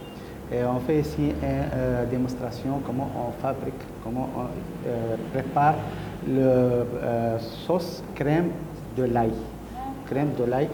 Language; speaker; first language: French; non-native, learner; Arabic